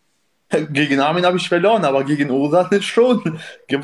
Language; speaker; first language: German; non-native, learner; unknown